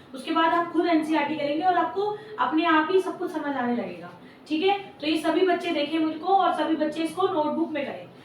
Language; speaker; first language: Hindi; native; Hindi